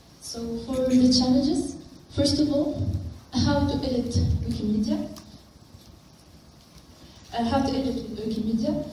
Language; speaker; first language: English; non-native, local second language; Arabic